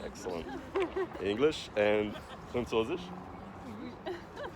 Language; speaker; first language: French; non-native, fluent; Portuguese